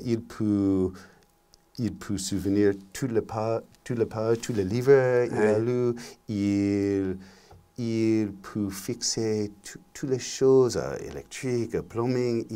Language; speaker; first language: French; non-native, learner; English